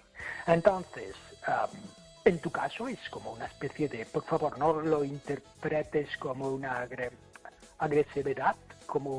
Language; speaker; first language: Spanish; non-native, fluent; English